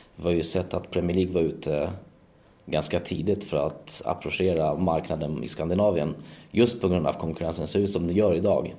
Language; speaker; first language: Swedish; early bilingual, other home language; Polish